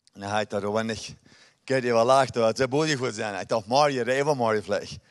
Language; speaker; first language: German; early bilingual, heritage; Plautdietsch